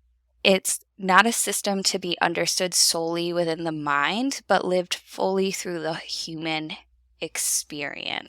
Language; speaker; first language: English; native; English